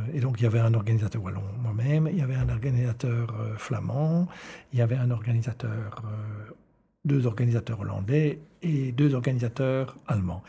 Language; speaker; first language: French; native; French